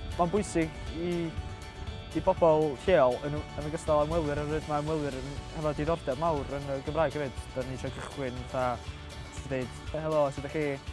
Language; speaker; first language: Welsh; native; Welsh